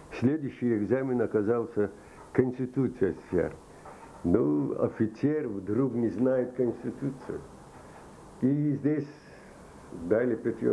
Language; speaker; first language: Russian; non-native, local second language; Azerbaijani